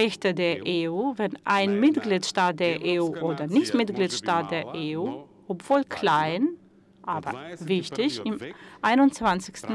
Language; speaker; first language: German; non-native, fluent; Macedonian